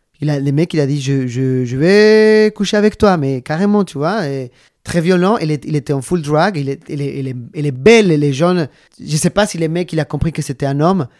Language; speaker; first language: French; non-native, fluent; Spanish